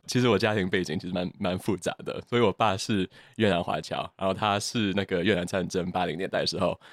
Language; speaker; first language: Chinese; early bilingual, heritage; English